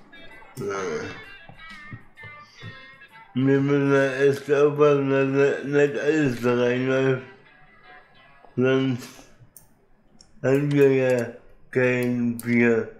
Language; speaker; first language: German; native; German